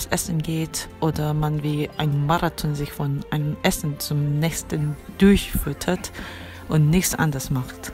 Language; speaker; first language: German; non-native, fluent; Korean